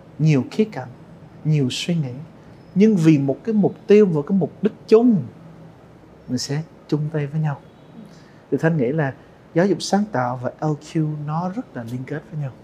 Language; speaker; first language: Vietnamese; early bilingual, heritage; Vietnamese